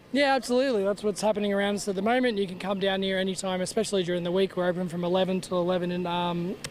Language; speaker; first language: English; native; English